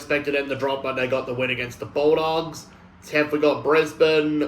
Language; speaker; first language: English; native; English